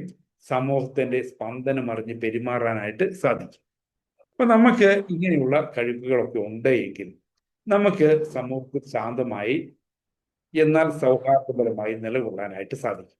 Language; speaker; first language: Malayalam; native; Malayalam